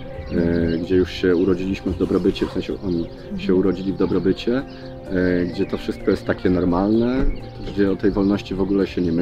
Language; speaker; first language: Polish; native; Polish